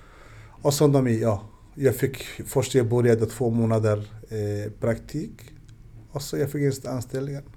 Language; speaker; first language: Swedish; non-native, learner; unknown